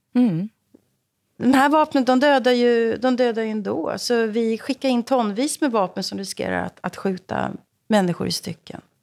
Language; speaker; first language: Swedish; native; Swedish